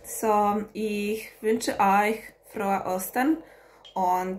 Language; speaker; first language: German; non-native, learner; Hungarian